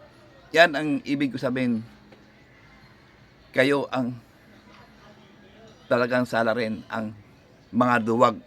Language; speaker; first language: Filipino; native; Filipino